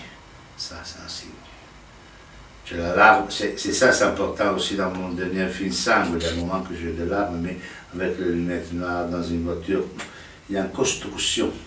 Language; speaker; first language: French; non-native, fluent; Italian